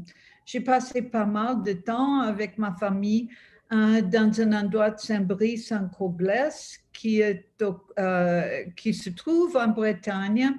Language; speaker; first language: French; non-native, fluent; English